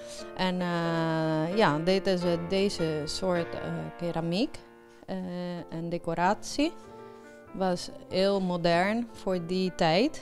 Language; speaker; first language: Dutch; early bilingual, heritage; Italian